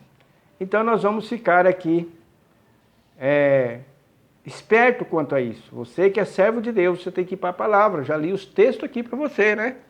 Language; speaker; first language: Portuguese; native; Portuguese